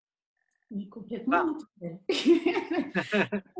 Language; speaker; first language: French; non-native, fluent; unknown